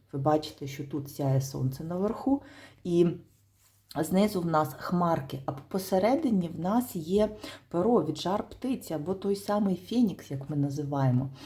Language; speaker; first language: Ukrainian; non-native, local second language; Russian